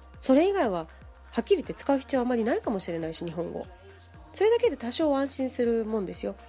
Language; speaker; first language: Japanese; native; Japanese